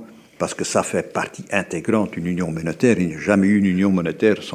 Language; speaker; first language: French; native; French